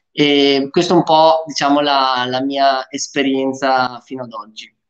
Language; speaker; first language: Italian; early bilingual, other home language; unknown